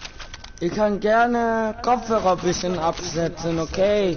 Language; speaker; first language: German; non-native, learner; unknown